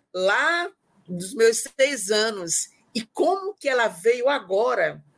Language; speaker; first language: Portuguese; native; Portuguese